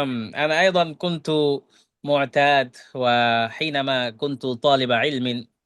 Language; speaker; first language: Arabic; non-native, fluent; Bangla